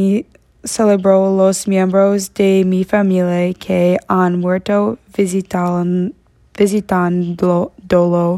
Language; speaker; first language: Spanish; non-native, learner; English